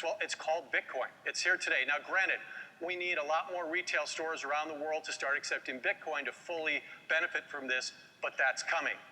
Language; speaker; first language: English; native; English